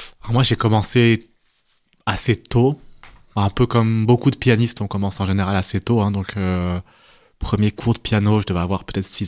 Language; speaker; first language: French; native; French